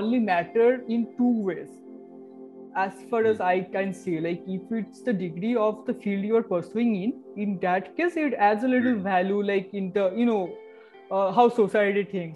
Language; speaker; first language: English; non-native, local second language; Bangla